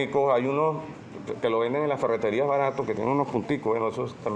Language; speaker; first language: Spanish; native; Spanish